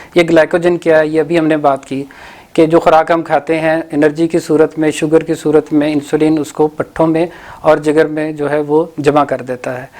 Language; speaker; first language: Urdu; non-native, local second language; Punjabi